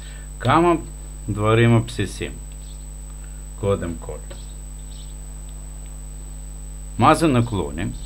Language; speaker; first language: Hebrew; non-native, fluent; Russian